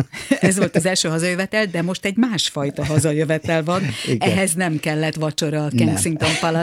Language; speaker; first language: Hungarian; native; Hungarian